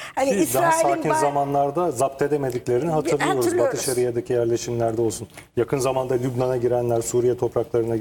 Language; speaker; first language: Turkish; native; Turkish